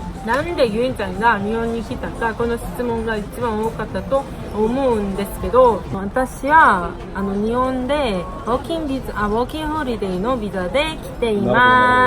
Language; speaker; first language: Japanese; non-native, fluent; Korean